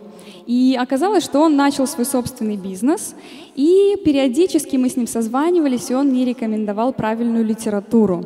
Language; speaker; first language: Russian; native; Russian